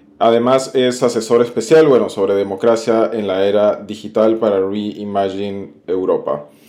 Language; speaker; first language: Spanish; native; Spanish